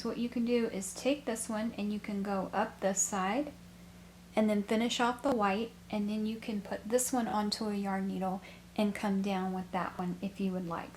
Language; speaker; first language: English; native; English